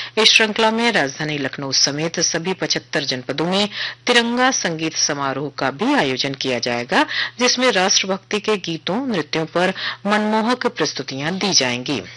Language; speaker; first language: Hindi; native; Hindi